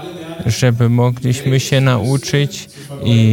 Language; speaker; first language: Polish; non-native, fluent; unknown